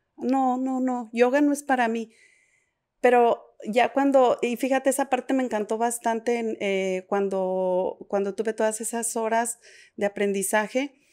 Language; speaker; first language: Spanish; native; Spanish